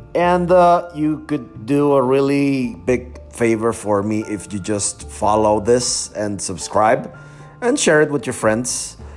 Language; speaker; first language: English; non-native, fluent; Spanish